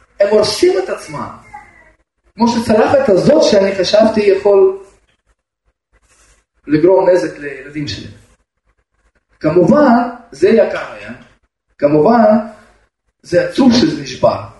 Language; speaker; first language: Hebrew; non-native, fluent; Russian